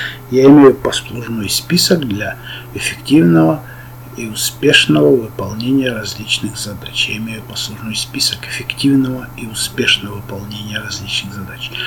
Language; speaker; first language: Russian; native; Russian